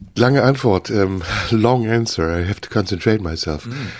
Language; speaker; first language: English; non-native, fluent; Turkish